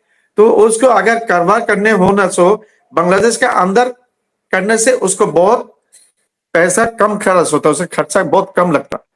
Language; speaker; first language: Hindi; non-native, learner; Bangla